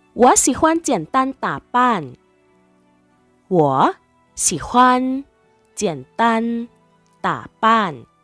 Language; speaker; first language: Chinese; non-native, fluent; Thai